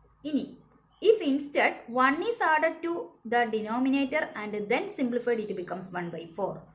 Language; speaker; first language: English; non-native, local second language; Malayalam